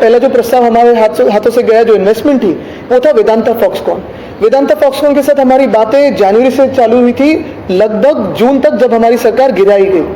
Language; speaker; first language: Hindi; non-native, local second language; Marathi